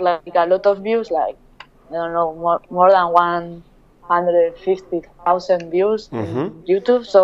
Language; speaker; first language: English; non-native, fluent; Spanish